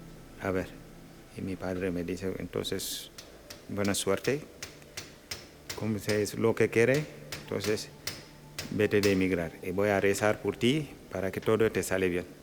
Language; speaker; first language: Spanish; non-native, local second language; Wolof